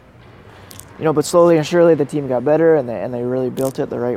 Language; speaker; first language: English; native; English